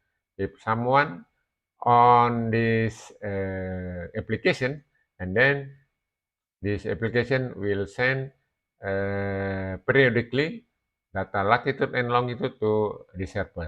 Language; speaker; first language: English; non-native, learner; Indonesian